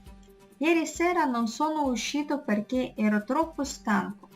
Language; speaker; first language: Italian; non-native, fluent; Russian